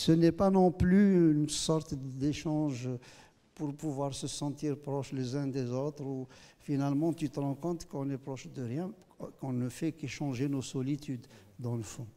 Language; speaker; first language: French; non-native, local second language; Kabyle